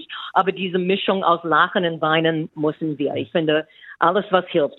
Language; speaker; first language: German; non-native, fluent; English